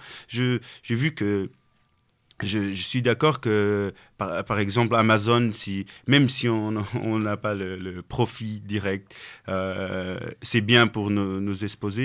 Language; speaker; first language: French; non-native, fluent; Portuguese